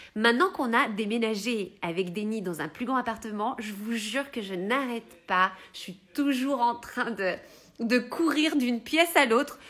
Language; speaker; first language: French; early bilingual, heritage; Italian